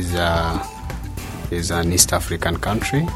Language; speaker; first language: English; non-native, local second language; Kinyarwanda